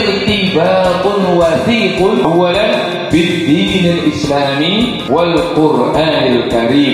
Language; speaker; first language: Arabic; non-native, fluent; Indonesian